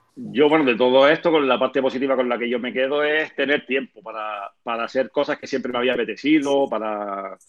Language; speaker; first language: Spanish; native; Spanish